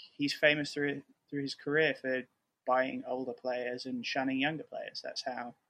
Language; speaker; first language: English; native; English